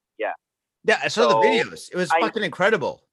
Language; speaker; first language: English; native; English